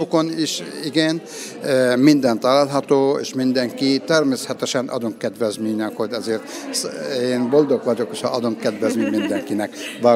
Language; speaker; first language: Hungarian; non-native, learner; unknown